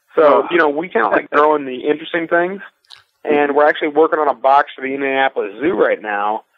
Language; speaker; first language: English; native; English